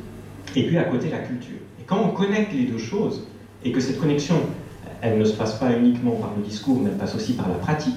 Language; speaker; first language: French; native; French